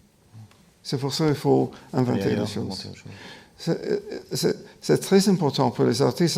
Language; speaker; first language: French; non-native, fluent; English